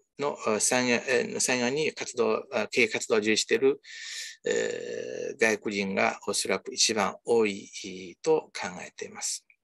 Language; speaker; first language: Japanese; non-native, fluent; Chinese